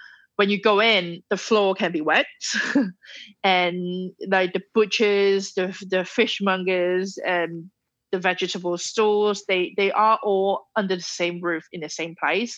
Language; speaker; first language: English; non-native, local second language; Cantonese